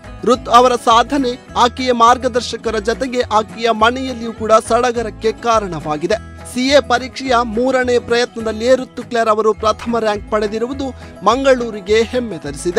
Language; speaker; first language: Kannada; native; Kannada